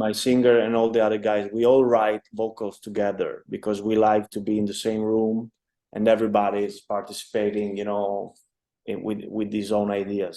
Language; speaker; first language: English; non-native, fluent; Italian